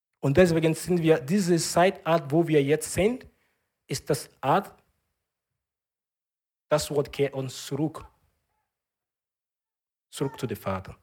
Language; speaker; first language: German; non-native, learner; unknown